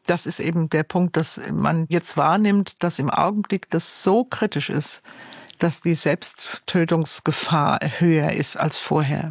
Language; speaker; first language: German; native; German